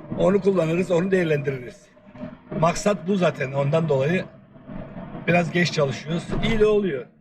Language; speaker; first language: Turkish; native; Turkish